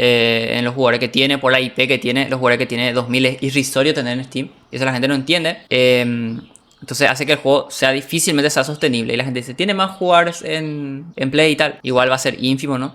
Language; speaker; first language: Spanish; native; Spanish